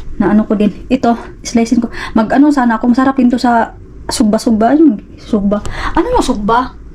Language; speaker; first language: Filipino; non-native, local second language; Cebuano